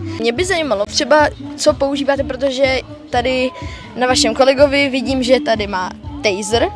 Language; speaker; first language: Czech; native; Czech